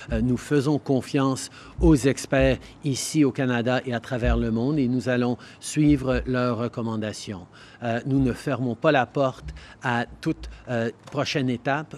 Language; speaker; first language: French; early bilingual, heritage; French